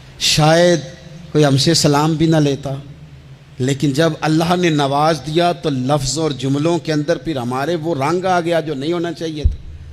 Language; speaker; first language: Urdu; non-native, local second language; Punjabi